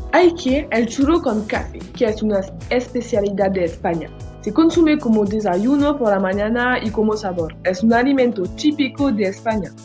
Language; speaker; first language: Spanish; non-native, learner; French